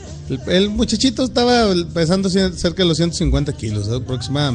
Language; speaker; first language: Spanish; native; Spanish